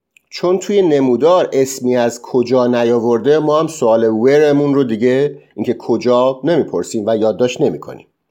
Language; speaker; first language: Persian; native; Persian